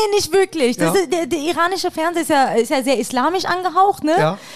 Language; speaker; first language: German; early bilingual, other home language; Persian